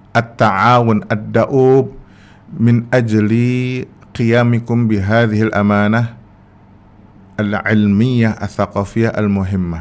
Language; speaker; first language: Arabic; non-native, fluent; Indonesian